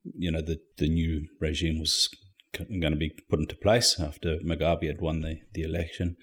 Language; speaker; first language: English; native; English